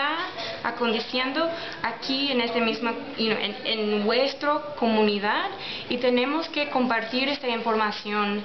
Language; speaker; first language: Spanish; non-native, learner; English